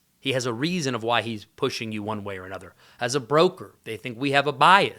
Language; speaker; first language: English; native; English